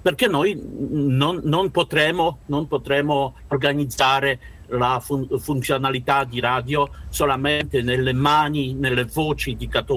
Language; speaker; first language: Italian; non-native, learner; Russian